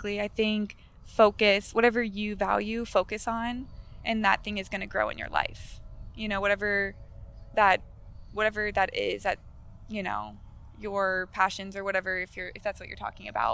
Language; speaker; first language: English; native; English